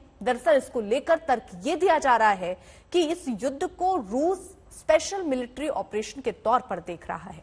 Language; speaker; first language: Hindi; native; Hindi